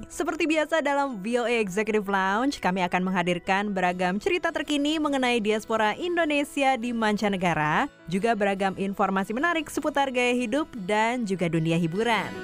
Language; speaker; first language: Indonesian; native; Indonesian